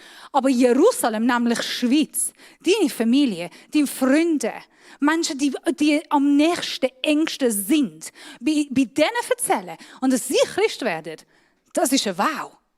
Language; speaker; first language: German; non-native, fluent; Persian